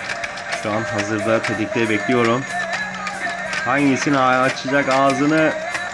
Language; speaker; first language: Turkish; native; Turkish